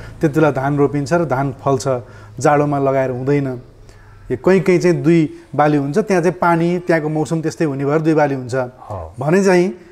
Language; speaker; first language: Nepali; native; Nepali